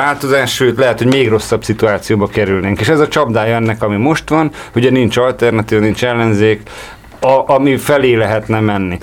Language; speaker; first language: Hungarian; native; Hungarian